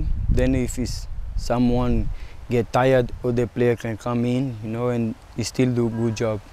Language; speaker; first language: English; non-native, fluent; Portuguese